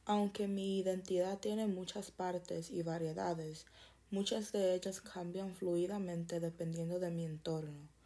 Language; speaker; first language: Spanish; early bilingual, heritage; Spanish